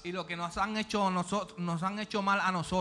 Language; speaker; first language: Spanish; early bilingual, heritage; Spanish